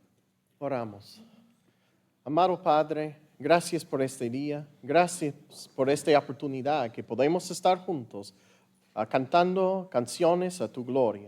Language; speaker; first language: Spanish; non-native, fluent; English